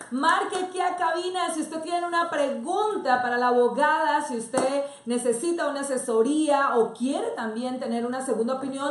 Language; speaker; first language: Spanish; native; Spanish